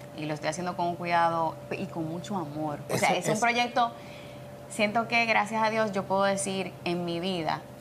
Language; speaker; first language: Spanish; native; Spanish